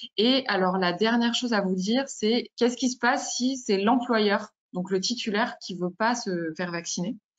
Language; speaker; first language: French; native; French